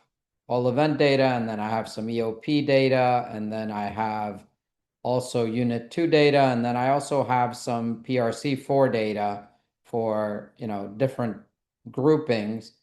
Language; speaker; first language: English; native; English